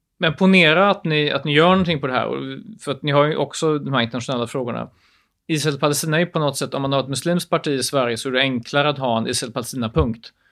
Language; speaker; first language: Swedish; early bilingual, other home language; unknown